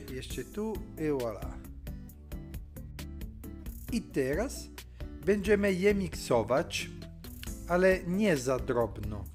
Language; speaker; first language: Polish; non-native, learner; Italian